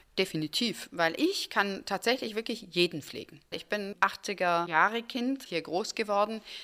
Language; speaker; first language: German; early bilingual, other home language; Turkish